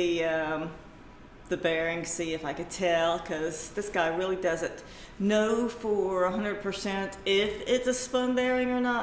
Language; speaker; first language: English; native; English